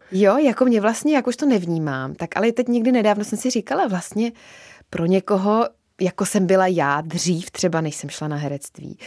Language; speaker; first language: Czech; native; Czech